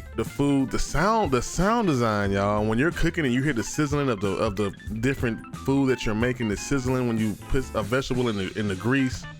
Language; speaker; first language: English; native; English